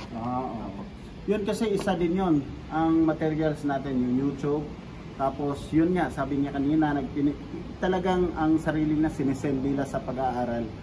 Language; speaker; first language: Filipino; native; Filipino